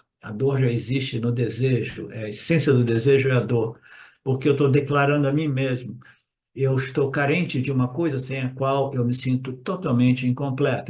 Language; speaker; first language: Portuguese; native; Portuguese